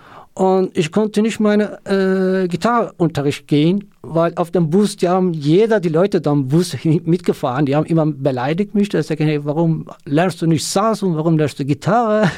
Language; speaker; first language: German; non-native, learner; Kurdish